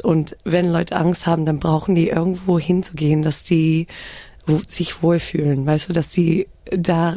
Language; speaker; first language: German; early bilingual, heritage; German